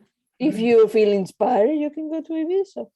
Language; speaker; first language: English; non-native, fluent; Spanish